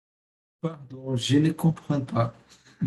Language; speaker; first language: French; non-native, learner; Portuguese